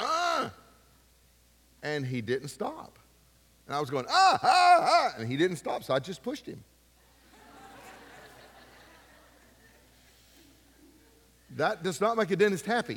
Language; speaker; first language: English; native; English